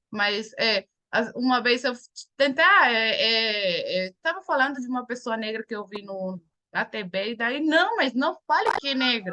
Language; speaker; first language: Portuguese; non-native, fluent; Spanish